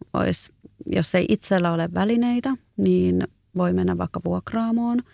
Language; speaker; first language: Finnish; native; Finnish